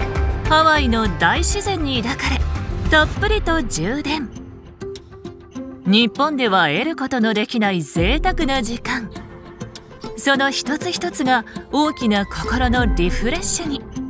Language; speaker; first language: Japanese; native; Japanese